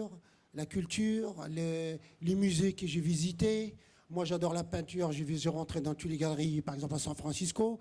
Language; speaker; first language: French; non-native, local second language; Arabic